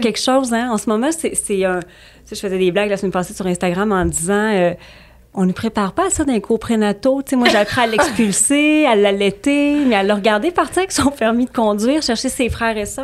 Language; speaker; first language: French; native; French